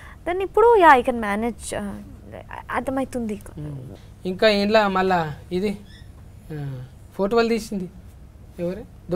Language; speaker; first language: Telugu; native; Telugu